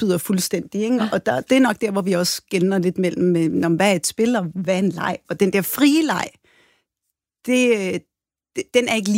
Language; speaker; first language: Danish; native; Danish